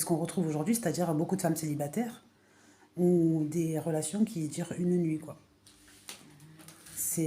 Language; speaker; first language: French; native; French